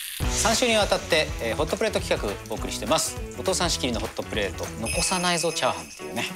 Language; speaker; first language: Japanese; native; Japanese